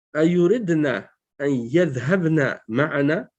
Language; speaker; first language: Arabic; non-native, fluent; French